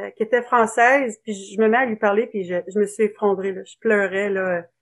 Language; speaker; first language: French; native; French